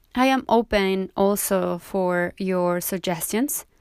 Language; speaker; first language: English; non-native, fluent; Spanish